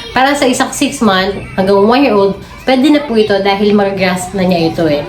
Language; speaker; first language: Filipino; non-native, local second language; Cebuano